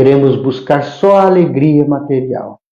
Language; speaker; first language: Portuguese; native; Portuguese